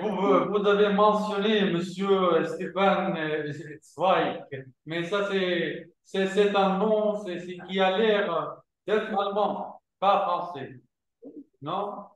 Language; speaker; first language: French; non-native, fluent; Arabic